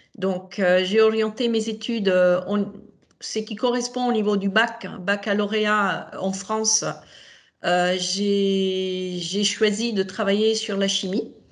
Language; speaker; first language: French; non-native, fluent; Italian